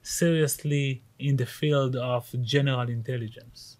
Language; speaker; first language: English; non-native, fluent; Hebrew